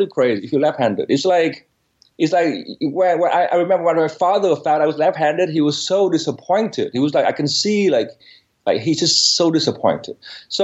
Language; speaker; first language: English; non-native, fluent; Vietnamese